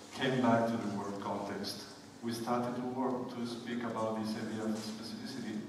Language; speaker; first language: English; non-native, fluent; Spanish